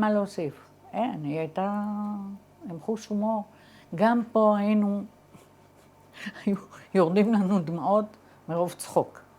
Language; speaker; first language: Hebrew; early bilingual, other home language; Arabic